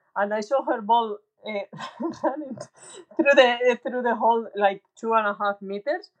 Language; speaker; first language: English; non-native, learner; Spanish